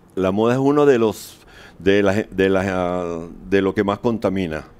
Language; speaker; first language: Spanish; native; Spanish